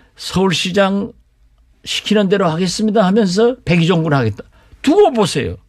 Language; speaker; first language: Korean; native; Korean